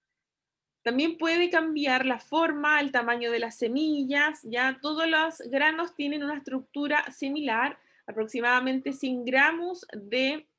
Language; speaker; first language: Spanish; native; Spanish